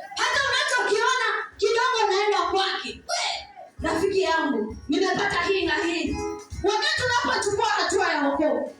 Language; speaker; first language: Swahili; non-native, local second language; Kamba